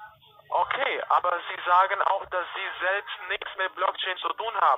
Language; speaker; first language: German; non-native, fluent; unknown